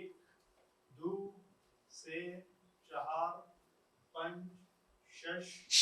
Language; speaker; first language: Persian; non-native, learner; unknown